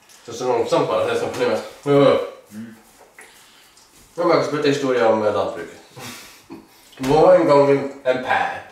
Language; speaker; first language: Swedish; native; Swedish